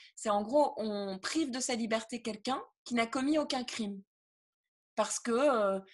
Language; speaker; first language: French; native; French